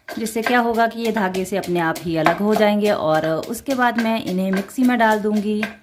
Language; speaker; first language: Hindi; native; Hindi